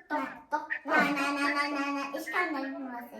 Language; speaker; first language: German; early bilingual, other home language; Marathi